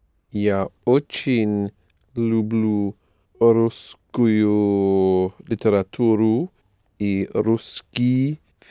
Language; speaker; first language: Russian; non-native, learner; English